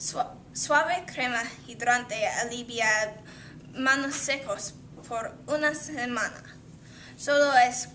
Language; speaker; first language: Spanish; non-native, learner; English